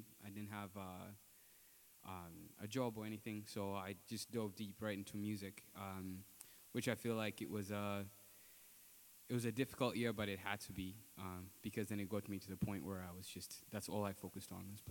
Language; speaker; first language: English; non-native, local second language; Ganda